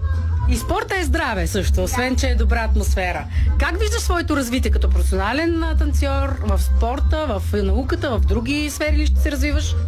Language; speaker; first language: Bulgarian; native; Bulgarian